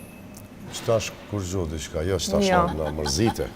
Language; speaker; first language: Albanian; native; Albanian